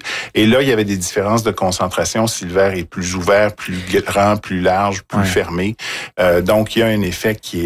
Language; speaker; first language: French; native; French